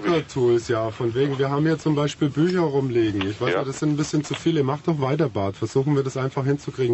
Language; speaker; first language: German; native; German